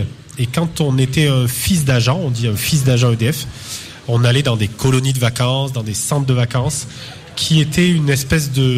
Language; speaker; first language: French; native; French